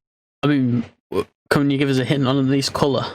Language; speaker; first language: English; native; English